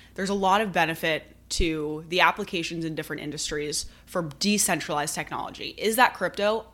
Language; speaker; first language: English; native; English